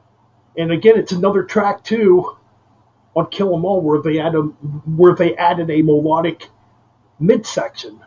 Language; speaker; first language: English; native; English